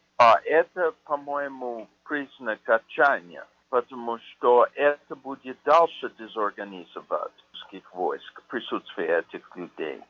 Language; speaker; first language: Russian; non-native, fluent; English